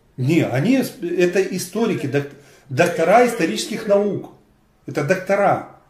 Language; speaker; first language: Russian; native; Russian